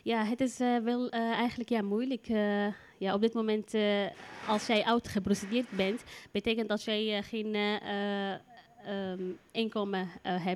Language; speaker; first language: Dutch; non-native, learner; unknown